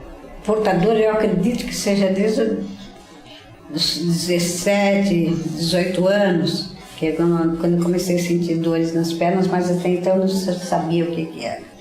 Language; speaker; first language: Portuguese; native; Portuguese